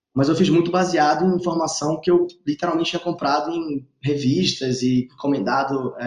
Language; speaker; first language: Portuguese; native; Portuguese